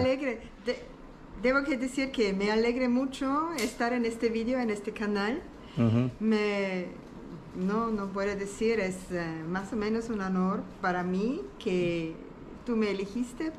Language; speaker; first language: Spanish; non-native, learner; German